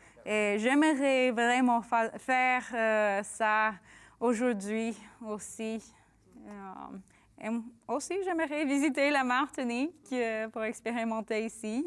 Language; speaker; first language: French; non-native, learner; English